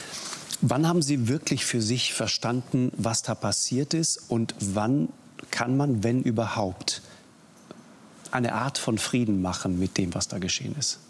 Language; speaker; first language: German; native; German